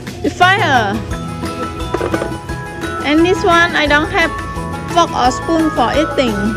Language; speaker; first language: English; non-native, learner; Khmer